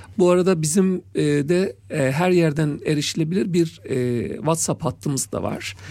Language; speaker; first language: Turkish; native; Turkish